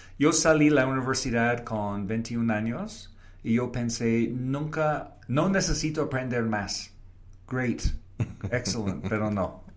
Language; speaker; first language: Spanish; non-native, fluent; English